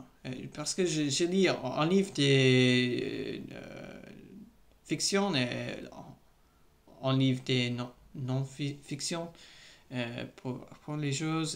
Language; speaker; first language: French; non-native, learner; English